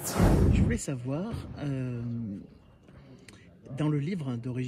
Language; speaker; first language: French; native; French